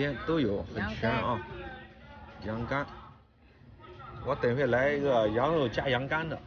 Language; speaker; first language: Chinese; native; Chinese